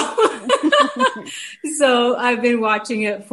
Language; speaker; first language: English; native; English